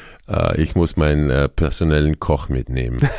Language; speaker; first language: German; non-native, fluent; Croatian